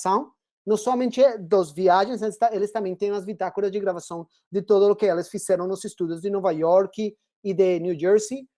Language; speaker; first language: Portuguese; non-native, fluent; Spanish